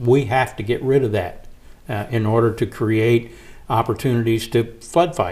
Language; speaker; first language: English; native; English